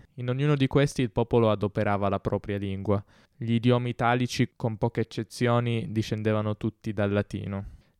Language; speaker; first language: Italian; native; Italian